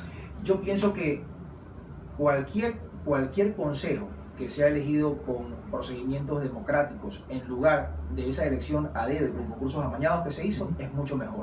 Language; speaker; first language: Spanish; native; Spanish